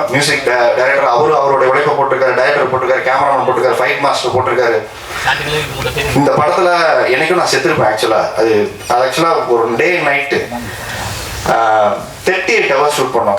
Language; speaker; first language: Tamil; native; Tamil